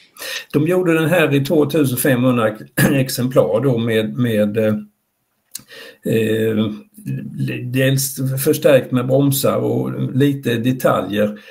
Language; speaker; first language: Swedish; native; Swedish